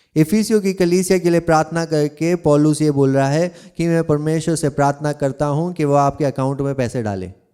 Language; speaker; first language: Hindi; non-native, local second language; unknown